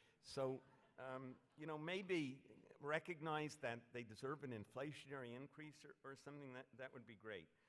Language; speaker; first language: English; native; English